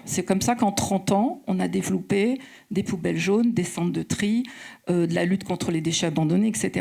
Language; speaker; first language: French; native; French